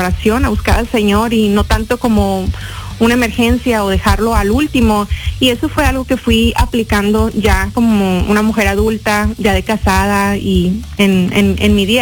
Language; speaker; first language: Spanish; early bilingual, heritage; Spanish